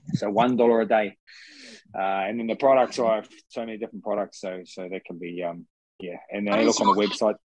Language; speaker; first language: English; native; English